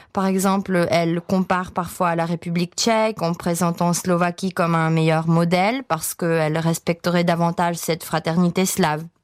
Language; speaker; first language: French; non-native, fluent; Czech